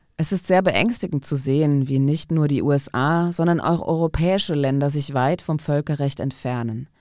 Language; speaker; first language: German; non-native, fluent; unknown